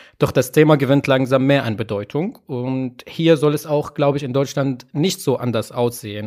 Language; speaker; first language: German; native; German